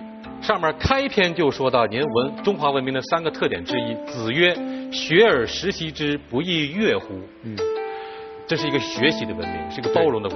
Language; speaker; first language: Chinese; native; Chinese